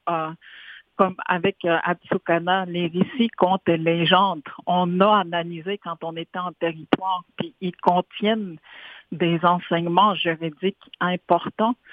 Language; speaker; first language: French; non-native, local second language; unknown